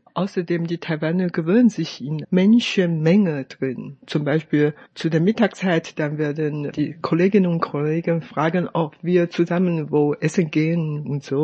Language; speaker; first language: German; non-native, fluent; Chinese